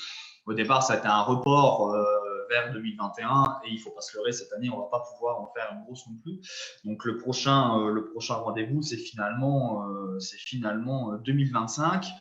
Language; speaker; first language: French; native; French